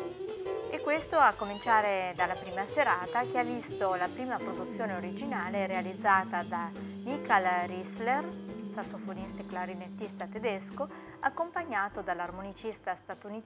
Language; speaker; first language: Italian; native; Italian